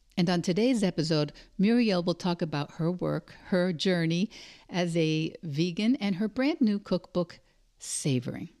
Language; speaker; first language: English; native; English